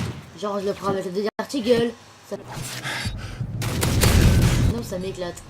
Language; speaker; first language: French; native; French